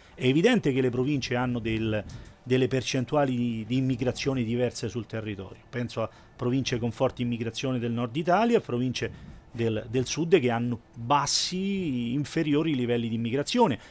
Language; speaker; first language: Italian; native; Italian